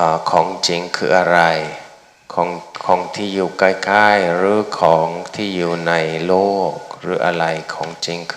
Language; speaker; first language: Thai; non-native, fluent; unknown